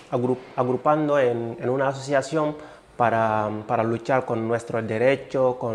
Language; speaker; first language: Spanish; non-native, fluent; Wolof